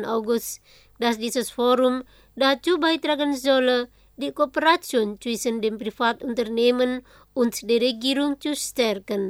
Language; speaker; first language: German; non-native, fluent; Indonesian